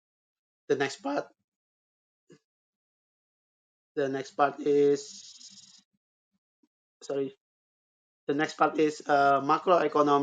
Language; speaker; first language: English; non-native, learner; Indonesian